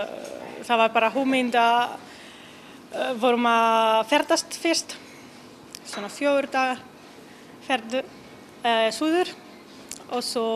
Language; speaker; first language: Icelandic; non-native, learner; Italian